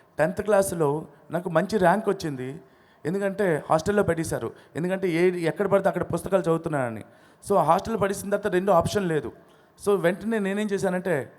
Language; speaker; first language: Telugu; non-native, local second language; Odia